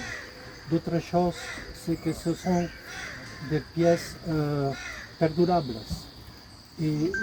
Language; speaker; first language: French; non-native, fluent; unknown